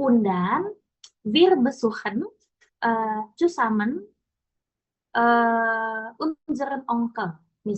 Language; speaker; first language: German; non-native, learner; Indonesian